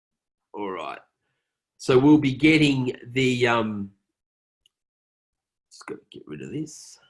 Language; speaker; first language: English; native; English